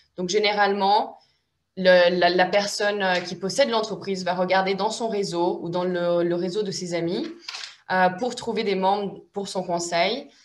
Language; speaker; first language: French; native; French